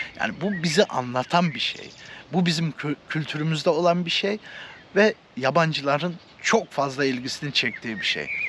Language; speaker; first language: Turkish; early bilingual, heritage; Turkish